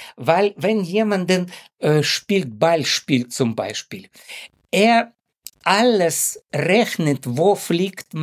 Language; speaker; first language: German; non-native, learner; Ukrainian